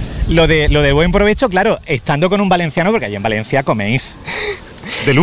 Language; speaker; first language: Spanish; native; Spanish